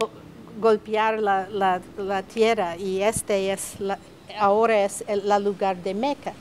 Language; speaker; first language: Spanish; non-native, fluent; English